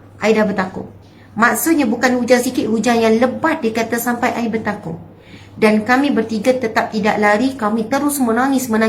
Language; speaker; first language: Malay; native; Malay